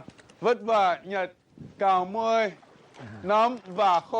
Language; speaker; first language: Vietnamese; non-native, learner; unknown